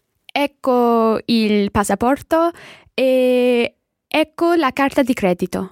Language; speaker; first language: Italian; non-native, learner; English